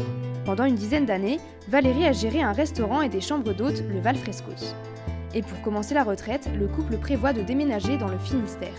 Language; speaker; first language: French; native; French